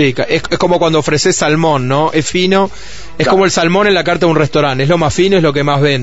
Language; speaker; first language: Spanish; native; Spanish